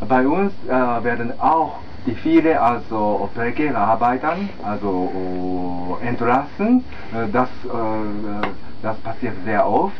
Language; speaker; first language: German; non-native, fluent; Japanese